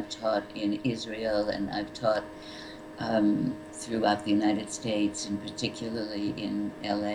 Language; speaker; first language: English; native; English